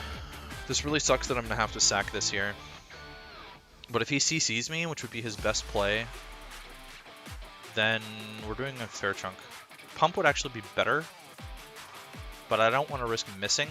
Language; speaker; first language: English; native; English